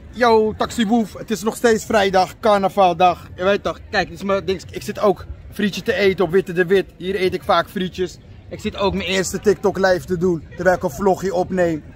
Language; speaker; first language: Dutch; non-native, fluent; Arabic